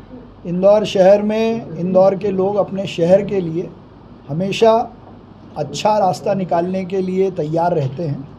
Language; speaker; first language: Hindi; native; Hindi